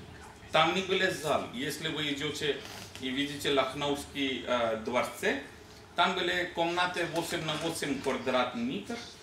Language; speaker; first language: Russian; non-native, learner; Hindi